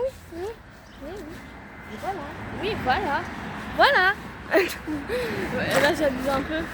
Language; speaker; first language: French; native; French